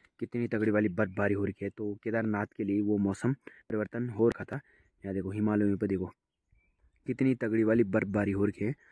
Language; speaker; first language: Hindi; native; Hindi